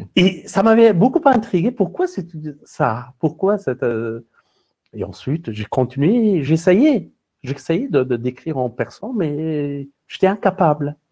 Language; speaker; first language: French; non-native, fluent; Persian